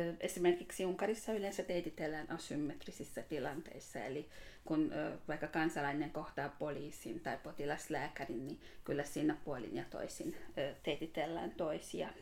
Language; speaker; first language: Finnish; non-native, fluent; Hungarian